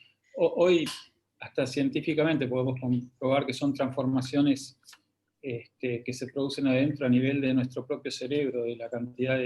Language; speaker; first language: Spanish; native; Spanish